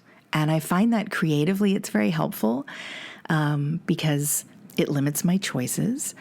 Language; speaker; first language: English; native; English